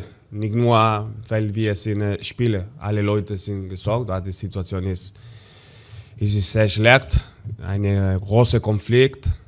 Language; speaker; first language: German; non-native, learner; Spanish